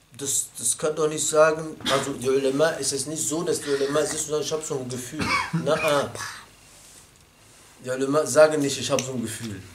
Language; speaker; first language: German; non-native, fluent; Arabic